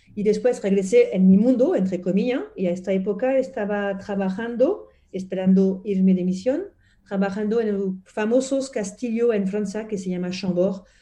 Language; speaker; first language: Spanish; non-native, fluent; French